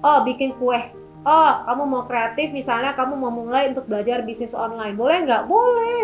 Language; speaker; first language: Indonesian; native; Indonesian